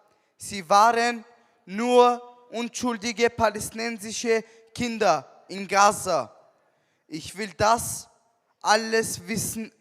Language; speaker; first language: German; non-native, learner; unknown